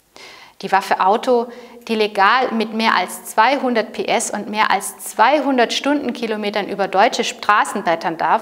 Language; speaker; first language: German; native; German